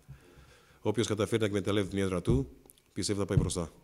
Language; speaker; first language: Greek; non-native, fluent; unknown